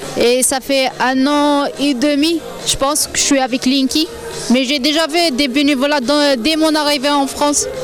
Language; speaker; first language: French; non-native, local second language; Arabic